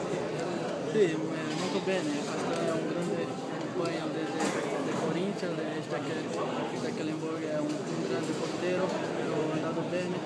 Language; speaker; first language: Italian; non-native, learner; Portuguese